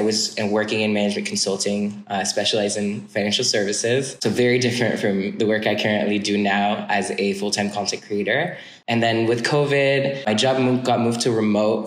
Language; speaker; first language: English; non-native, fluent; French